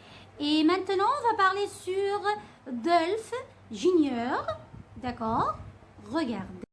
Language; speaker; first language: French; non-native, fluent; Arabic